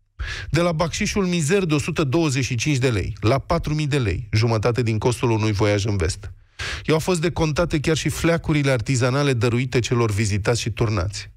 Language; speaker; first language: Romanian; native; Romanian